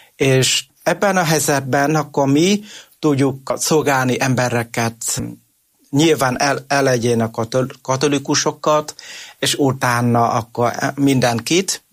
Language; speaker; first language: Hungarian; non-native, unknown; Vietnamese